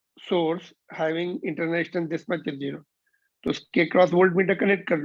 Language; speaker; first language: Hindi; non-native, local second language; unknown